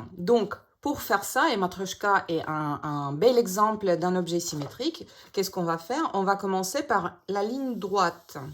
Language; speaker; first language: French; non-native, fluent; Russian